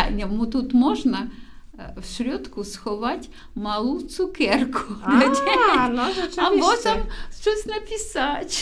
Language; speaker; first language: Polish; non-native, learner; Ukrainian